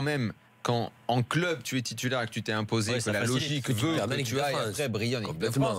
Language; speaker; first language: French; native; French